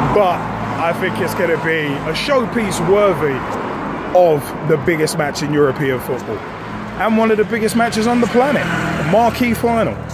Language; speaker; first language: English; native; English